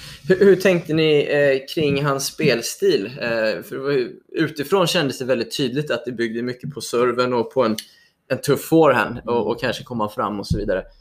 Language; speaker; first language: Swedish; native; Swedish